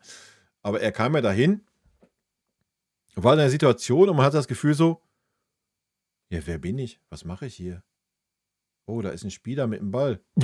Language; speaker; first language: German; native; German